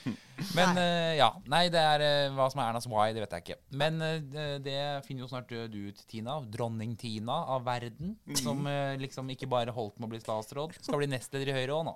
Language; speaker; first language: Norwegian; native; Norwegian